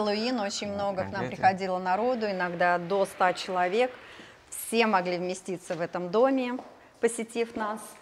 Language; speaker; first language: Russian; native; Russian